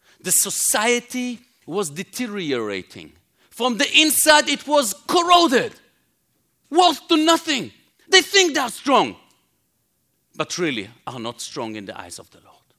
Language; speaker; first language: English; non-native, fluent; Hebrew